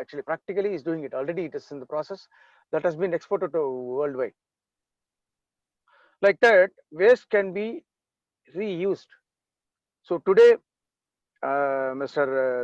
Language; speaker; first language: English; non-native, local second language; Tamil